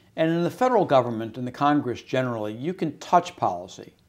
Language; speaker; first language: English; native; English